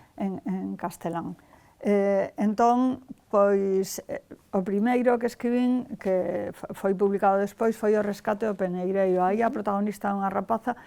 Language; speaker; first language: Galician; non-native, local second language; Spanish